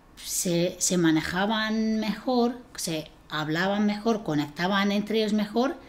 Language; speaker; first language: Spanish; non-native, fluent; Estonian